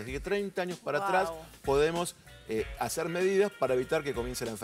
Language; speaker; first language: Spanish; native; Spanish